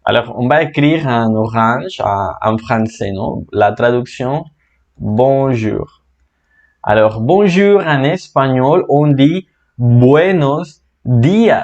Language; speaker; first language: French; non-native, fluent; Spanish